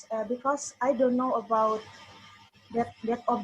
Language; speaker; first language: English; non-native, learner; Indonesian